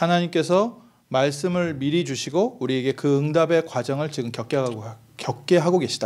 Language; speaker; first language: Korean; native; Korean